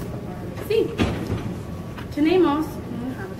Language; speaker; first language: Spanish; non-native, learner; English